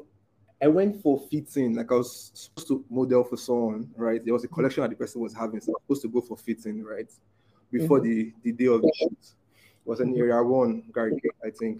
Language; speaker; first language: English; non-native, local second language; Igbo